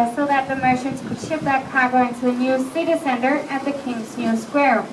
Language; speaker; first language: English; non-native, fluent; Danish